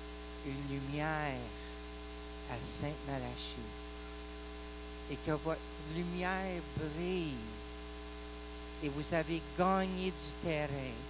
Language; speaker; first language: French; non-native, local second language; English